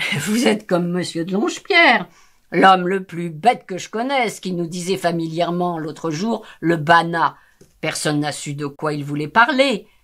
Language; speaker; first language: French; native; French